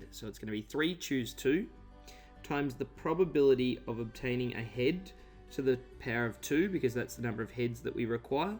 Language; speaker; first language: English; native; English